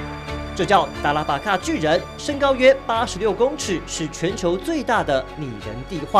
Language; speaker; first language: Chinese; native; Chinese